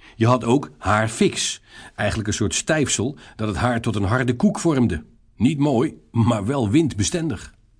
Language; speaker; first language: Dutch; native; Dutch